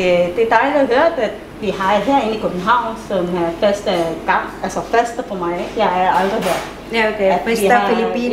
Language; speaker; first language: Danish; non-native, learner; Filipino